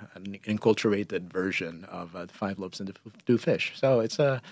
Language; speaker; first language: English; non-native, local second language; Filipino